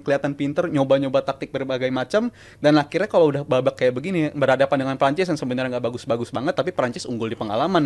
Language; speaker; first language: Indonesian; native; Indonesian